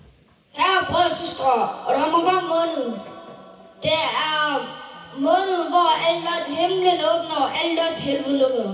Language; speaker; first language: Danish; non-native, learner; Malay